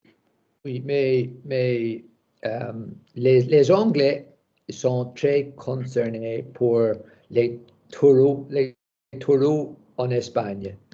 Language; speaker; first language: French; non-native, learner; English